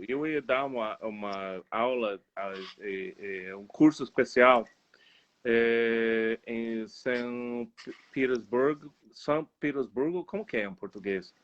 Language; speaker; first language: Portuguese; non-native, fluent; English